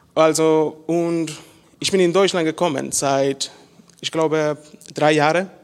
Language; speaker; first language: German; non-native, learner; Spanish